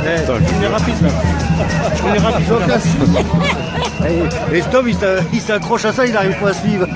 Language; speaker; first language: French; native; French